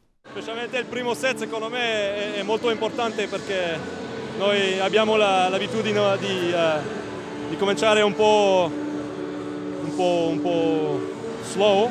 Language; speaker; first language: Italian; non-native, learner; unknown